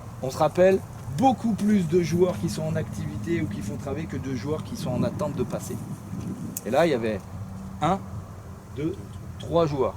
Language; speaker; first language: French; native; French